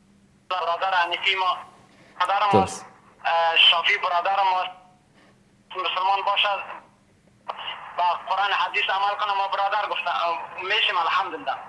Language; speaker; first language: Persian; non-native, local second language; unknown